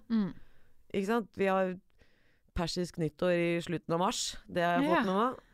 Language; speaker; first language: Norwegian; early bilingual, other home language; Persian